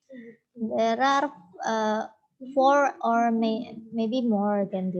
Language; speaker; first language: English; non-native, fluent; Indonesian